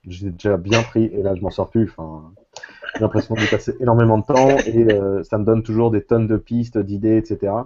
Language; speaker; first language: French; native; French